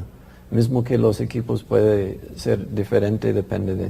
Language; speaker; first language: Spanish; non-native, fluent; English